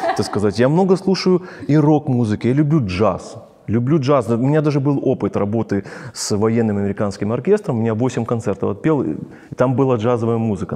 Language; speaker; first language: Russian; non-native, local second language; Ukrainian